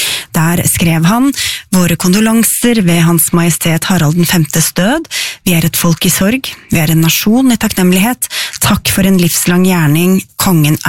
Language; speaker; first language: Norwegian; native; Norwegian